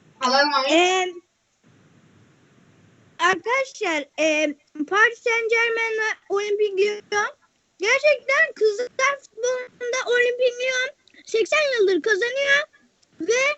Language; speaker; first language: Turkish; early bilingual, heritage; Turkish